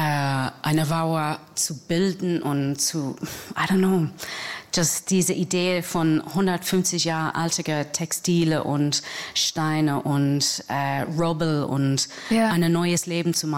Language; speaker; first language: German; non-native, fluent; English